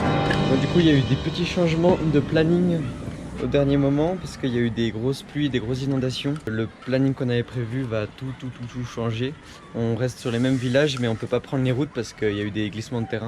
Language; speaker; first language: French; native; French